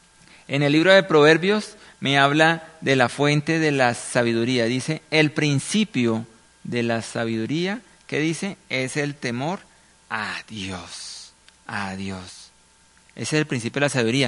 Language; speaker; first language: Spanish; native; Spanish